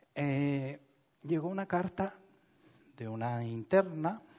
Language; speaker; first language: Spanish; native; Spanish